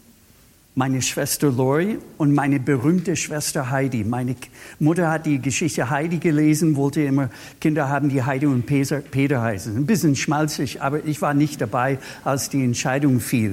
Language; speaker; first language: German; non-native, fluent; English